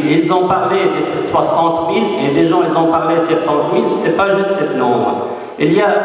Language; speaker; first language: French; non-native, fluent; Arabic